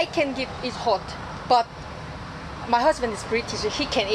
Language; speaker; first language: English; non-native, learner; Korean